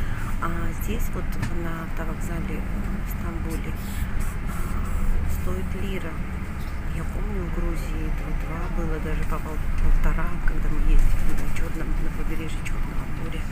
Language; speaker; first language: Russian; native; Russian